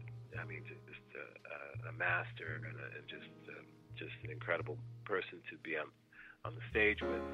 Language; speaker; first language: English; native; English